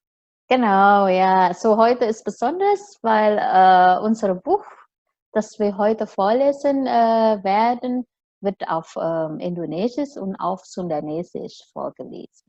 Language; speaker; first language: German; non-native, fluent; Indonesian